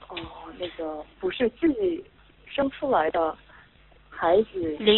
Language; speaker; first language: Chinese; non-native, fluent; Korean